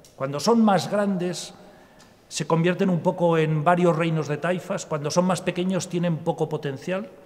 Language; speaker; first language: Spanish; native; Spanish